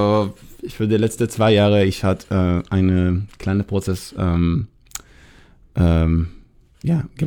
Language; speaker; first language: German; non-native, learner; Hebrew